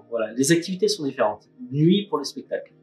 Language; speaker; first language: French; native; French